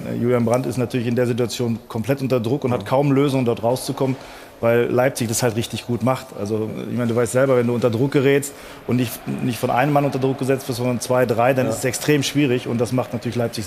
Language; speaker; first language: German; native; German